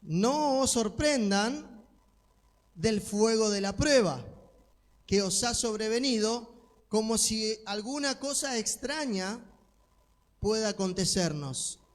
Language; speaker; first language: Spanish; native; Spanish